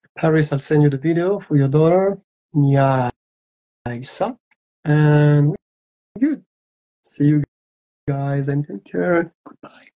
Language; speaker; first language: English; non-native, fluent; French